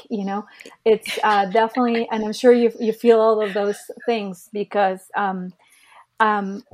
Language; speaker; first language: English; early bilingual, other home language; Spanish